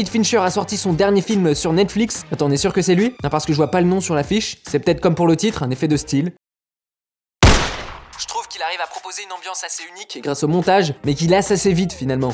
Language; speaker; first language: French; native; French